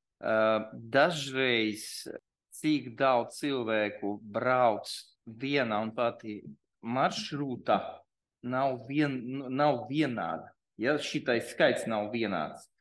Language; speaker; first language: Latvian; non-native, local second language; Russian